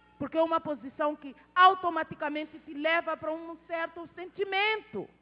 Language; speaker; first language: Portuguese; non-native, local second language; Tsonga